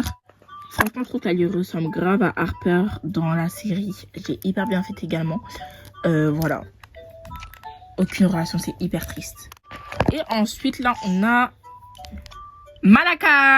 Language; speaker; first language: French; native; French